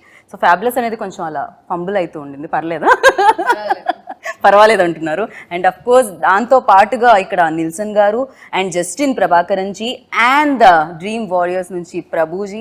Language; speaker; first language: Telugu; native; Telugu